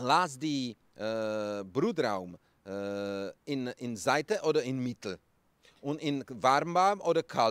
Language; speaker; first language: German; non-native, learner; Czech